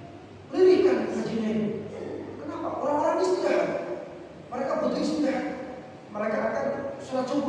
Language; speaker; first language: Indonesian; non-native, local second language; Javanese